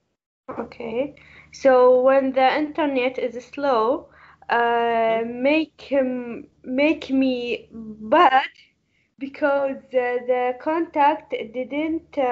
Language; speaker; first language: English; non-native, learner; Arabic